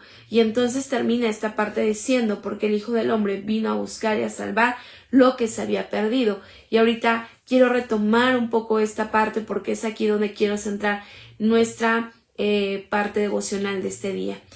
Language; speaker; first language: Spanish; native; Spanish